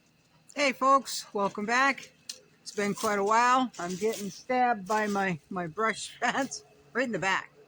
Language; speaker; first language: English; native; English